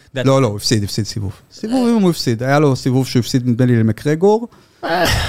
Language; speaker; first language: Hebrew; native; Hebrew